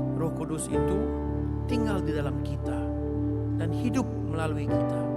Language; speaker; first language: Malay; non-native, local second language; Iban